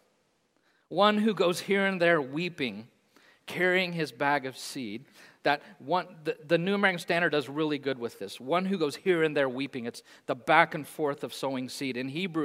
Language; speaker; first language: English; native; English